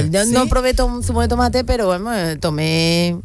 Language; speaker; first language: Spanish; native; Spanish